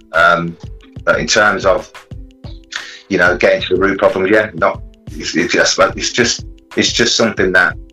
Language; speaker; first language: English; native; English